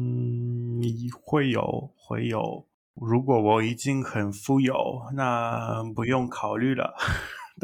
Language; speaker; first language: Chinese; non-native, learner; English